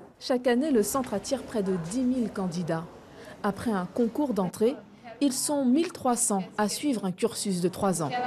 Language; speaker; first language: French; native; French